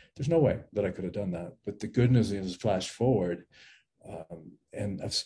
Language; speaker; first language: English; early bilingual, other home language; Spanish